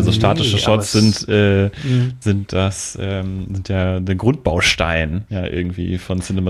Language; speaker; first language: German; native; German